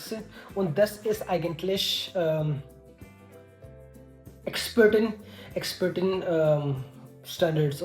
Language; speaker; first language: German; non-native, learner; Hindi